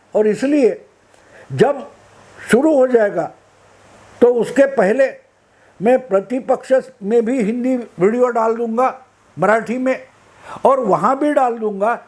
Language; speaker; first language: Hindi; non-native, local second language; Marathi